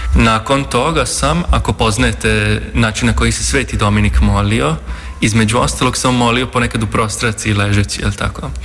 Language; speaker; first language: Bosnian; non-native, local second language; Hungarian